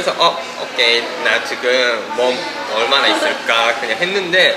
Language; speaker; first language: Korean; non-native, fluent; Japanese